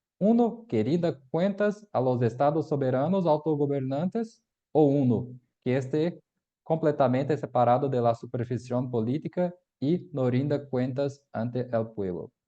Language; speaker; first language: Spanish; non-native, fluent; Portuguese